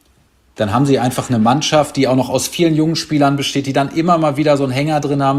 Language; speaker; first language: German; native; German